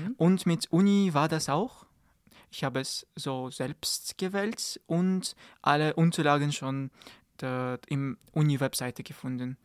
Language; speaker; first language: German; non-native, learner; Kazakh